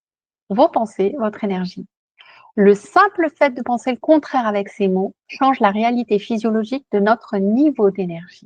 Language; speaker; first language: French; native; French